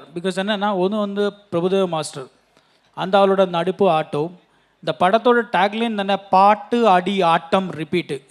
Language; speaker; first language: Tamil; non-native, learner; Malayalam